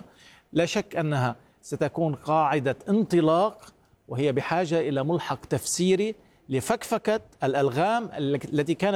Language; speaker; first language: Arabic; native; Arabic